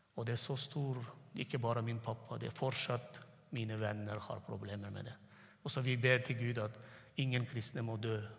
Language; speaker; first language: Norwegian; non-native, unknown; Turkmen